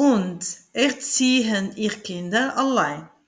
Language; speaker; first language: German; non-native, learner; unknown